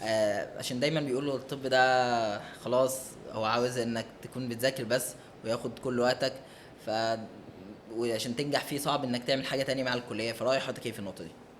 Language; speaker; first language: Arabic; native; Arabic